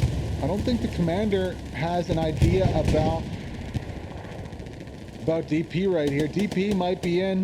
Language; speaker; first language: English; native; English